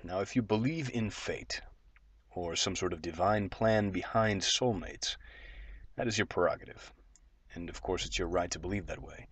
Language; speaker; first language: English; native; English